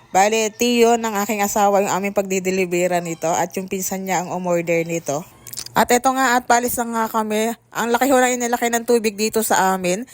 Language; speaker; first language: Filipino; native; Filipino